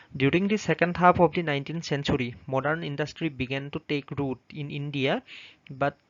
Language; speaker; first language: English; non-native, local second language; Assamese